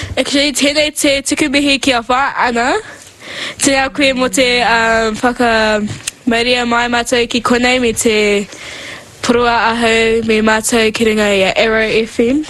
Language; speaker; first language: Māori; non-native, local second language; English